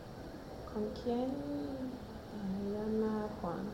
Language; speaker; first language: Spanish; non-native, learner; Swedish